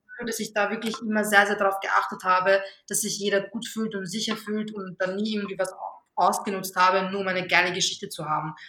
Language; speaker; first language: German; early bilingual, other home language; Serbian